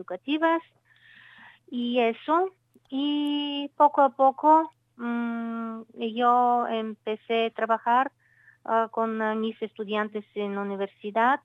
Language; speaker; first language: Spanish; non-native, learner; Bulgarian